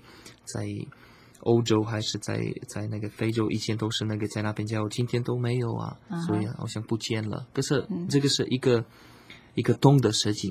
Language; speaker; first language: Chinese; non-native, learner; Slovak